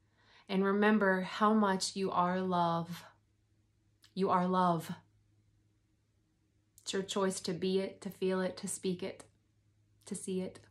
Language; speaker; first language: English; native; English